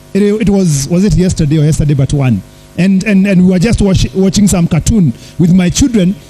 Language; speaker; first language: English; non-native, local second language; Swahili